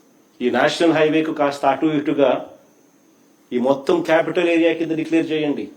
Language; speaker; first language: Telugu; native; Telugu